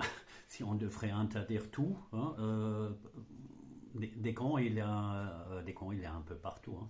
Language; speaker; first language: French; non-native, fluent; German